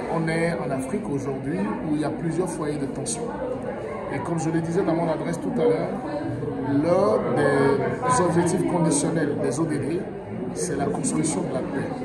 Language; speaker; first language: French; non-native, local second language; Wolof